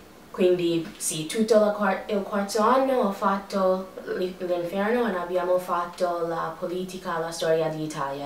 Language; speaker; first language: Italian; non-native, fluent; English